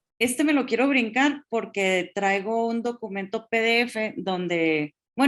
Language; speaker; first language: Spanish; native; Spanish